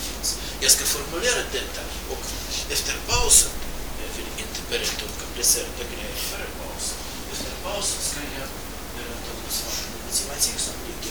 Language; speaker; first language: Swedish; non-native, fluent; Russian